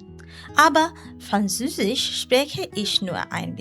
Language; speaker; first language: German; non-native, learner; Bangla